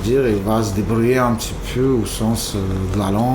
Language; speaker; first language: French; non-native, fluent; Russian